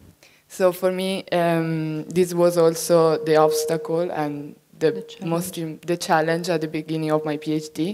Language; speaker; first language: English; non-native, fluent; Italian